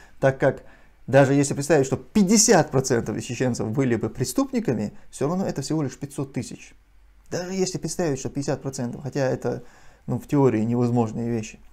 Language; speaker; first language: Russian; non-native, local second language; Chechen